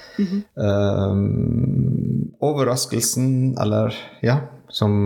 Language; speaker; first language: Norwegian; non-native, learner; French